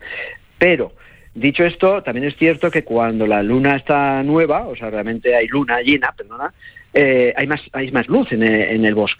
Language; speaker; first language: Spanish; native; Spanish